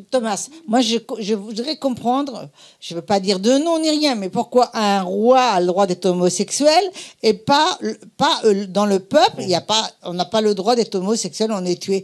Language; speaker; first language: French; native; French